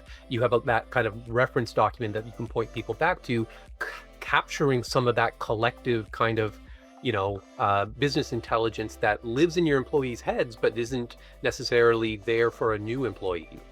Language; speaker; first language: English; native; English